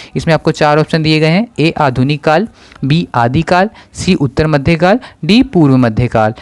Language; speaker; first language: Hindi; native; Hindi